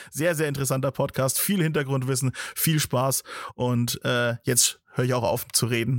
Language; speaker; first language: German; native; German